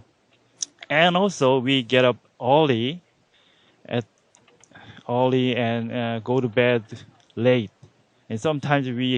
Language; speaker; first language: English; non-native, learner; Korean